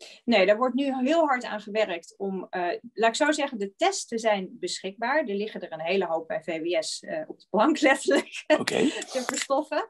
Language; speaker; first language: Dutch; native; Dutch